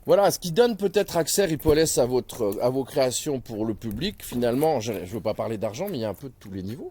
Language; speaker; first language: French; native; French